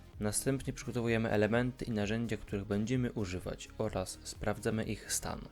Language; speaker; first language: Polish; native; Polish